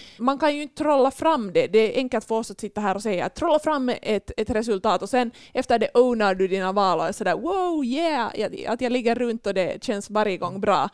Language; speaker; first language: Swedish; native; Swedish